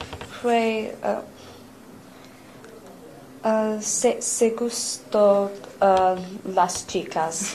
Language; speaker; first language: Spanish; non-native, learner; English